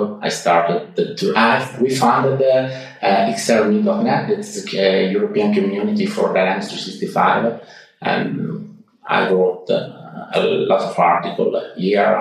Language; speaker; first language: English; non-native, fluent; Italian